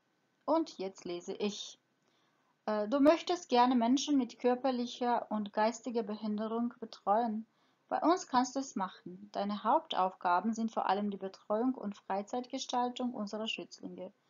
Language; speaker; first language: German; non-native, fluent; Croatian